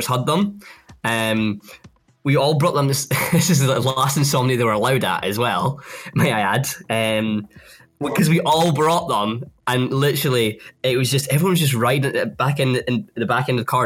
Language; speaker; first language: English; native; English